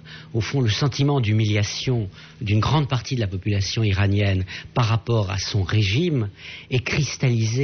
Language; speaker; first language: French; native; French